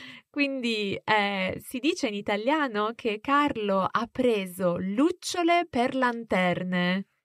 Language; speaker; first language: Italian; native; Italian